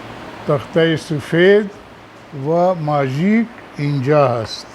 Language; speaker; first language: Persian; non-native, fluent; Urdu